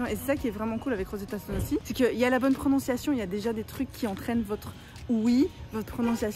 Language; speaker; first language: French; native; French